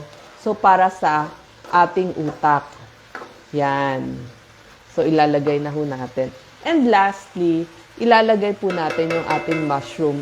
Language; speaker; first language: Filipino; native; Filipino